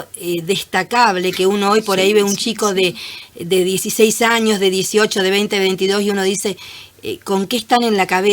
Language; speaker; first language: Spanish; native; Spanish